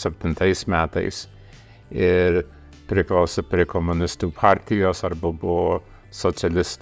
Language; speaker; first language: Lithuanian; early bilingual, heritage; Lithuanian